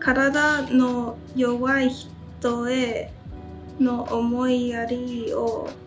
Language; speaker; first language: Japanese; non-native, learner; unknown